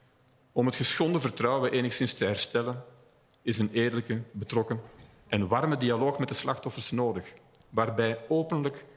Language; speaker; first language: Dutch; native; Dutch